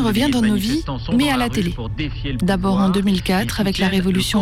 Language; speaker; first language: French; native; French